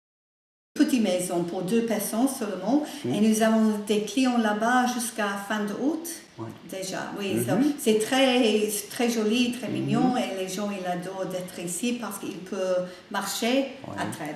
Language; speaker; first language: French; non-native, learner; English